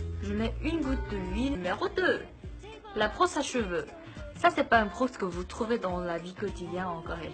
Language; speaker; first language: French; non-native, fluent; Korean